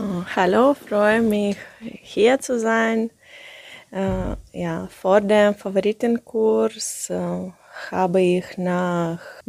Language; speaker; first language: German; non-native, fluent; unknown